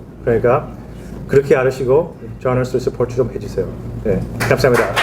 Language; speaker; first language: Korean; early bilingual, heritage; Korean